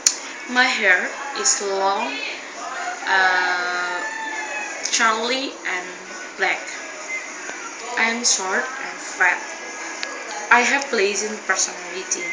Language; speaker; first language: English; non-native, learner; Indonesian